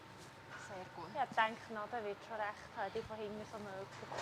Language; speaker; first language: German; native; German